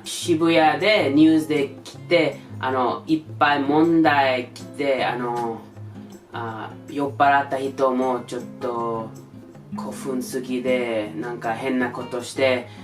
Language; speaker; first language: Japanese; non-native, learner; English